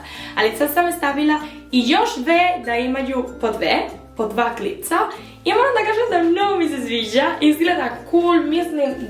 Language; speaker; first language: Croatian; early bilingual, heritage; Spanish